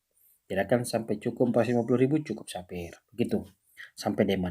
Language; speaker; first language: Indonesian; native; Indonesian